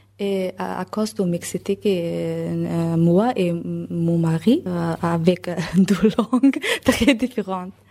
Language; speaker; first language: French; non-native, learner; Persian